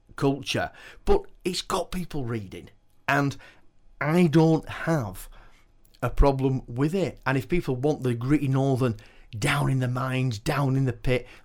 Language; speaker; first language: English; native; English